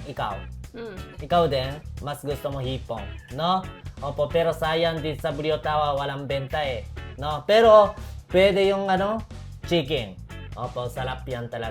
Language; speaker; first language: Filipino; non-native, learner; Japanese